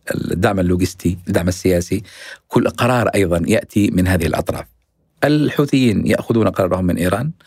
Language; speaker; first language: Arabic; native; Arabic